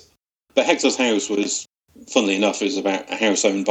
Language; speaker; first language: English; native; English